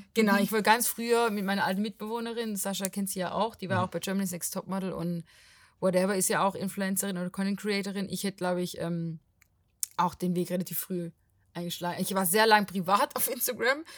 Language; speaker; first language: German; non-native, fluent; Portuguese